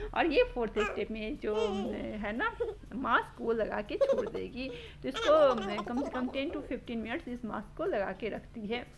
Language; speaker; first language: Hindi; native; Hindi